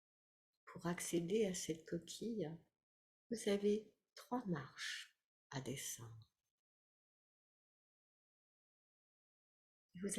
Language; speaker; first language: French; native; French